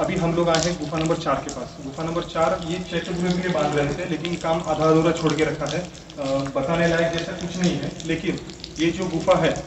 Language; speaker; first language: Hindi; non-native, local second language; Marathi